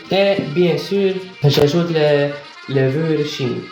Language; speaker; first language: French; non-native, learner; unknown